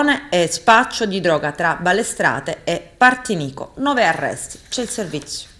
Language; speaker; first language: Italian; native; Italian